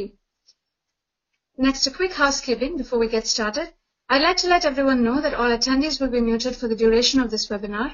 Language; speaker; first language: English; non-native, local second language; Tamil